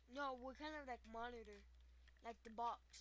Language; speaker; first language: English; native; English